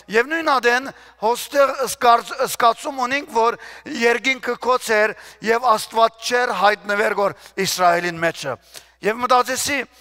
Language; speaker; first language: Armenian; early bilingual, heritage; Armenian